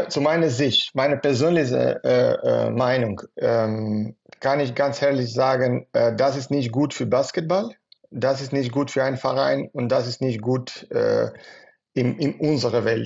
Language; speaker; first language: German; non-native, fluent; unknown